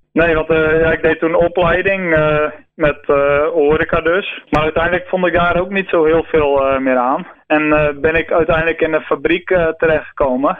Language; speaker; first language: Dutch; non-native, local second language; Western Frisian